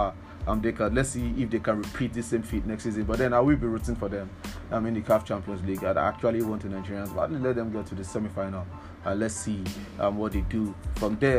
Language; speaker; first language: English; non-native, local second language; Yoruba